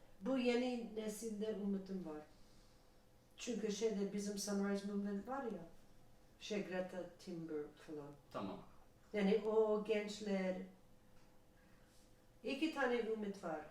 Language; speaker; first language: Turkish; non-native, learner; English